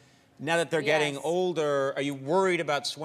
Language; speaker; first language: English; native; English